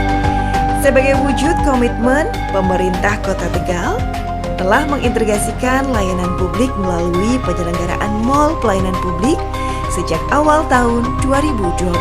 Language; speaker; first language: Indonesian; native; Indonesian